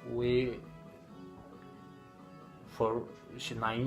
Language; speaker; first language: English; non-native, learner; Turkish